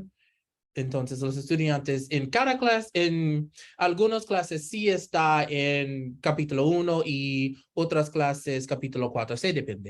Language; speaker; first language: Spanish; non-native, learner; English